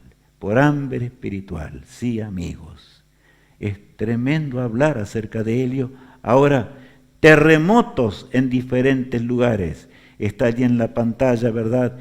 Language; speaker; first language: Spanish; native; Spanish